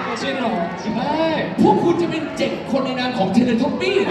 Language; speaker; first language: Thai; native; Thai